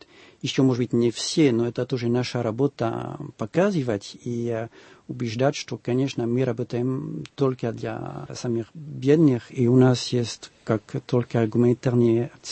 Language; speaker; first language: Russian; non-native, fluent; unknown